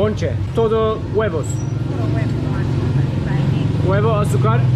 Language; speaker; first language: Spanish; non-native, learner; Turkish